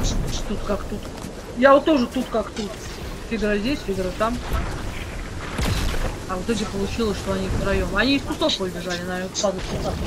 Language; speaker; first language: Russian; native; Russian